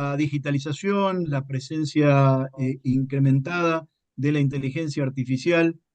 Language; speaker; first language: Spanish; native; Spanish